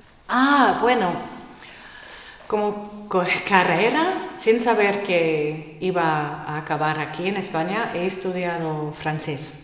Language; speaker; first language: Spanish; non-native, fluent; English